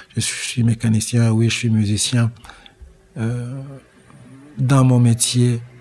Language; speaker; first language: French; non-native, local second language; Kinyarwanda